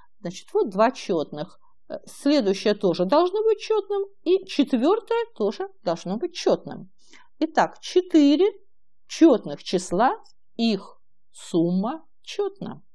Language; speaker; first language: Russian; native; Russian